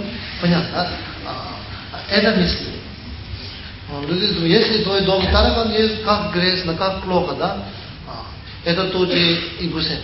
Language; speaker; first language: Russian; non-native, learner; Tibetan